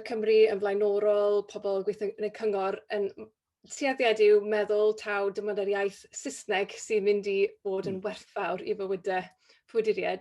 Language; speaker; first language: Welsh; native; Welsh